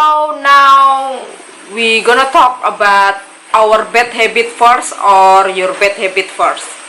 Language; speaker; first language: English; non-native, learner; Indonesian